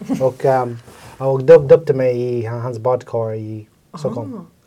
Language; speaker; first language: Swedish; non-native, fluent; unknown